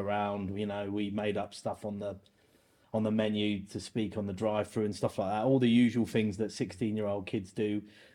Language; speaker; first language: English; native; English